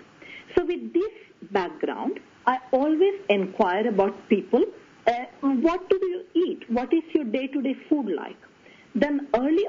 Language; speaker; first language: English; non-native, local second language; Tamil